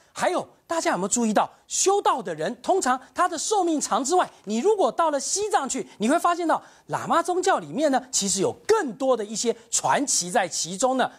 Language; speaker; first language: Chinese; native; Chinese